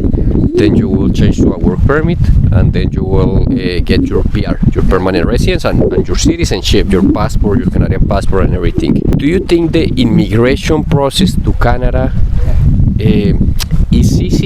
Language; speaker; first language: English; non-native, fluent; Spanish